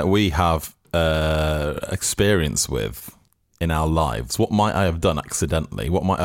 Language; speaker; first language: English; native; English